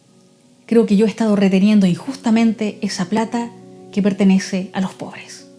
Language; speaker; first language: Spanish; native; Spanish